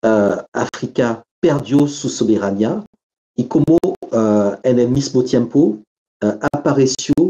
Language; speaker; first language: Spanish; non-native, fluent; French